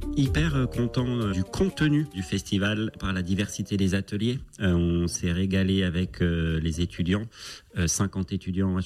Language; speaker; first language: French; native; French